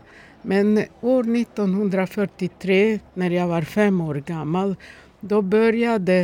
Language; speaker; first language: Swedish; non-native, fluent; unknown